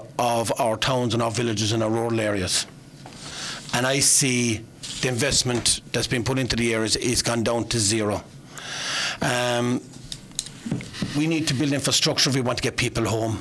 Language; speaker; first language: English; native; English